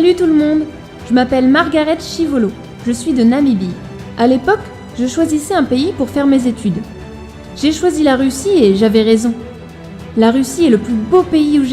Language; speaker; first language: French; non-native, fluent; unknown